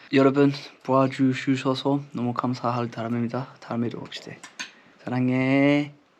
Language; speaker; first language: Korean; non-native, fluent; English